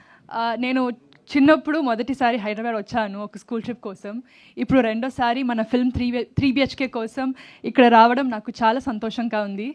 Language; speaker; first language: Telugu; non-native, learner; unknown